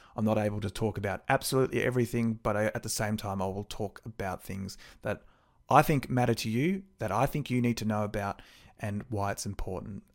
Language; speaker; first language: English; native; English